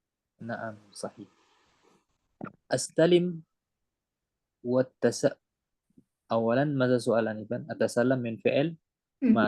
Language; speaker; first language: Arabic; non-native, fluent; Indonesian